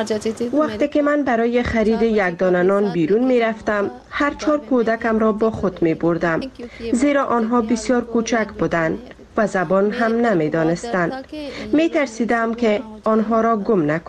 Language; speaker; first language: Persian; native; Persian